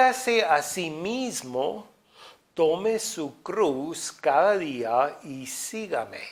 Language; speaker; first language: Spanish; non-native, fluent; English